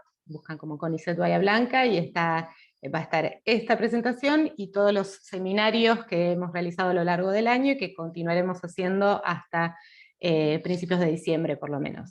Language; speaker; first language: Spanish; native; Spanish